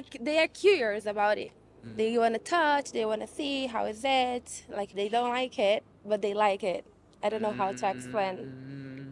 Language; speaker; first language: English; non-native, fluent; Portuguese